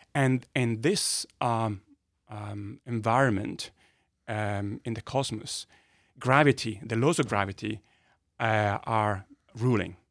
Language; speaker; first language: English; non-native, fluent; Italian